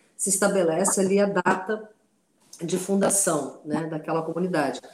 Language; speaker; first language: Portuguese; non-native, local second language; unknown